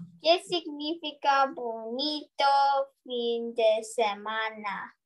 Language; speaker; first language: Spanish; non-native, learner; English